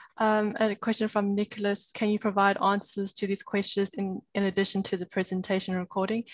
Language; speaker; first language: English; native; English